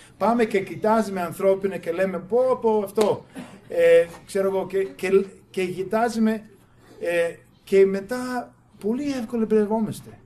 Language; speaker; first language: Greek; non-native, fluent; English